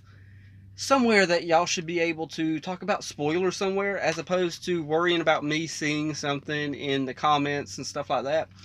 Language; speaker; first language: English; native; English